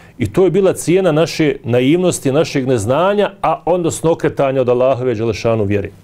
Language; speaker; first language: Bosnian; native; Bosnian